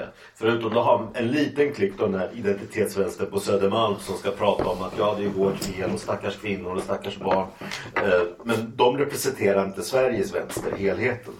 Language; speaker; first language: Swedish; native; Swedish